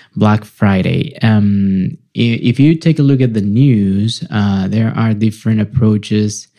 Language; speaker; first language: English; non-native, fluent; Spanish